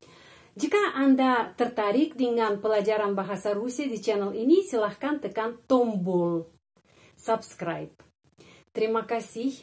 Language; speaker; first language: Indonesian; non-native, fluent; Russian